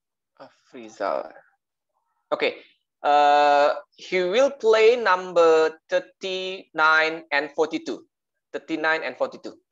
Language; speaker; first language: English; non-native, learner; Indonesian